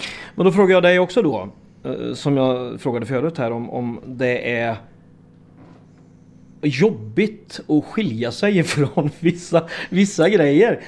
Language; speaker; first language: Swedish; native; Swedish